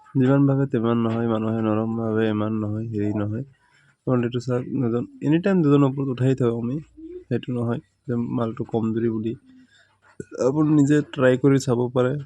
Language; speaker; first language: Assamese; non-native, local second language; Bangla